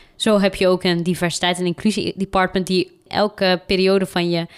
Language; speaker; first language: Dutch; early bilingual, other home language; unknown